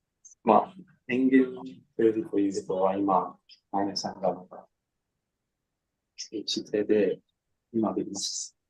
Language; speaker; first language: Japanese; non-native, learner; English